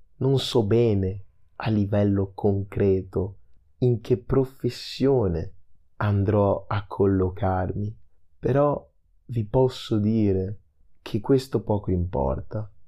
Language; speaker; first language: Italian; early bilingual, other home language; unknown